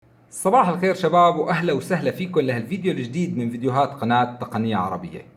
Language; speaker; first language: Arabic; native; Arabic